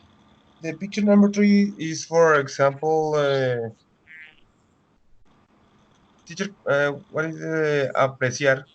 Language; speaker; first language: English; non-native, learner; Spanish